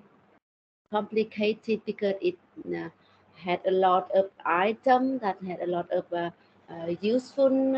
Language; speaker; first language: English; non-native, learner; Thai